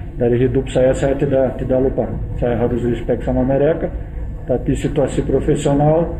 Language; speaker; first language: Indonesian; non-native, learner; Portuguese